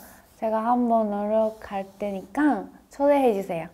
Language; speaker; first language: Korean; non-native, fluent; Japanese